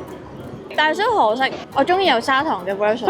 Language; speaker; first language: Cantonese; native; Cantonese